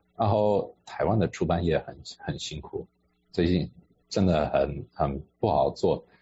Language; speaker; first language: Chinese; non-native, fluent; English